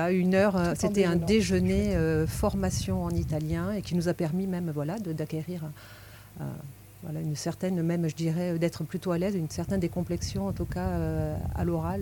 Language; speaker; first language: French; native; French